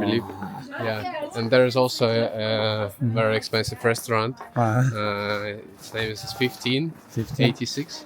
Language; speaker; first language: English; non-native, fluent; Russian